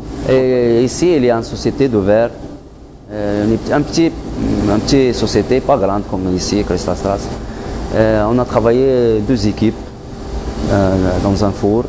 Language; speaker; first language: French; non-native, learner; Arabic